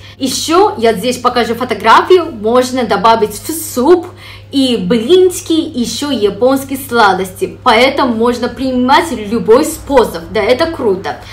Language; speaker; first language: Russian; non-native, fluent; Japanese